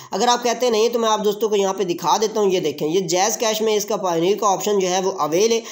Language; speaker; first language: Urdu; non-native, local second language; Punjabi